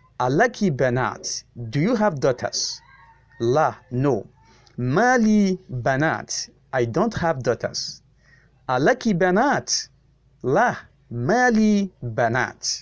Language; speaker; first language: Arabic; non-native, fluent; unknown